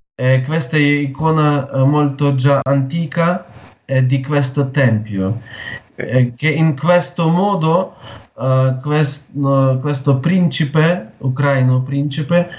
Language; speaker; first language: Italian; non-native, learner; Ukrainian